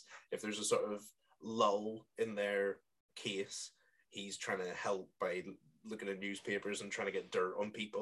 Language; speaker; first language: English; native; English